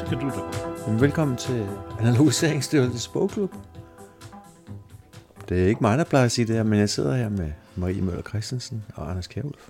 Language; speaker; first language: Danish; native; Danish